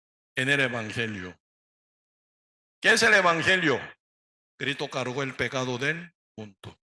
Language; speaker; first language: Spanish; non-native, learner; Korean